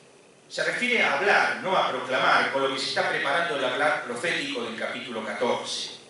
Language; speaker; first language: Spanish; native; Spanish